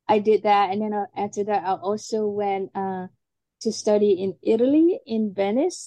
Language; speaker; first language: English; non-native, local second language; Malay